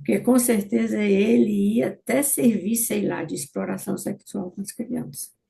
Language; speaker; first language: Portuguese; native; Portuguese